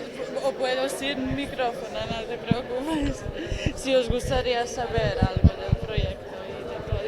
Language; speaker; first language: Spanish; non-native, fluent; Serbian